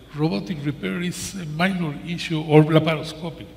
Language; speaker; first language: English; non-native, learner; Spanish